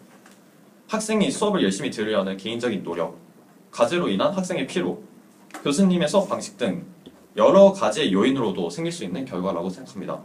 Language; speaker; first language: Korean; native; Korean